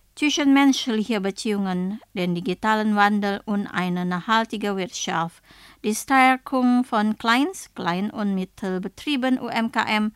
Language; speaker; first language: German; non-native, fluent; Indonesian